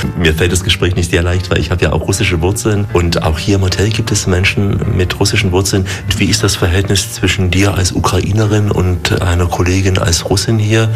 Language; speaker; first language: German; native; German